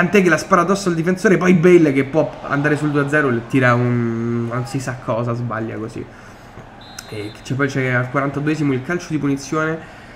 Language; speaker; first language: Italian; native; Italian